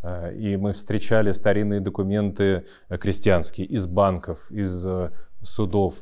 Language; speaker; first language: Russian; native; Russian